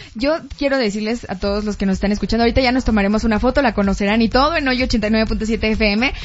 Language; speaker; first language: Spanish; native; Spanish